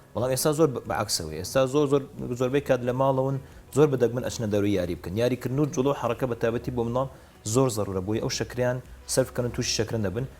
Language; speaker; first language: Central Kurdish; native; Central Kurdish